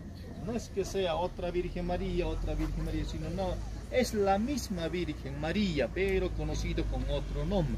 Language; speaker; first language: Spanish; native; Spanish